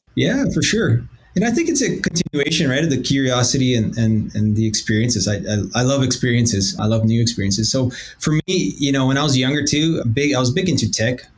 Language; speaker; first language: English; early bilingual, other home language; Portuguese